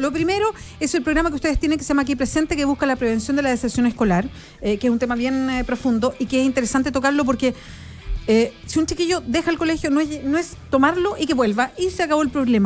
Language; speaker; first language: Spanish; native; Spanish